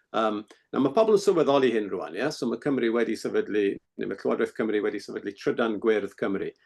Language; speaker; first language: Welsh; native; Welsh